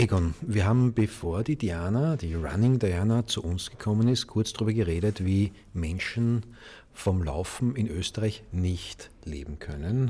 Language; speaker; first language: German; native; German